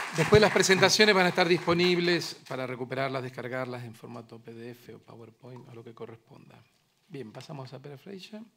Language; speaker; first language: Spanish; native; Spanish